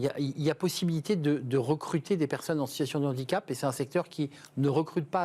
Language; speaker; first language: French; native; French